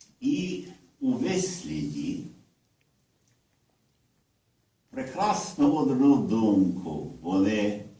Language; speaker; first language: Ukrainian; early bilingual, heritage; Ukrainian